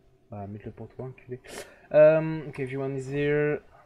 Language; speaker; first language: French; native; French